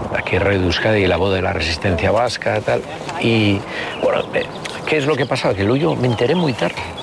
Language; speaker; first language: Spanish; native; Spanish